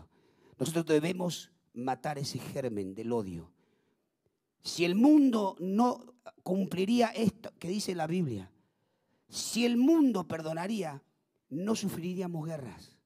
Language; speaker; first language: Spanish; native; Spanish